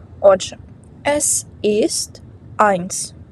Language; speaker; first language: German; non-native, fluent; Ukrainian